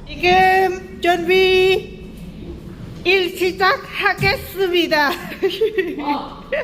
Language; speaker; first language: Korean; non-native, learner; Lao